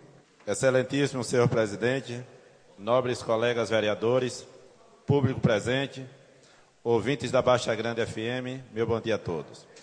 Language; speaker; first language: Portuguese; native; Portuguese